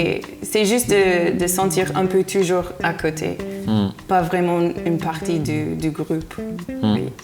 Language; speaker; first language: French; non-native, fluent; English